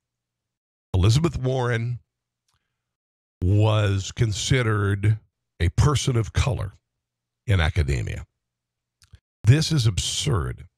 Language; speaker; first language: English; native; English